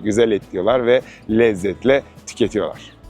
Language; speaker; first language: Turkish; native; Turkish